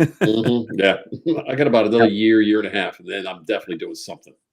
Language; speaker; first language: English; native; English